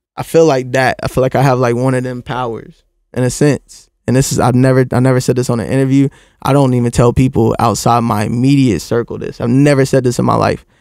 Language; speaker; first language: English; native; English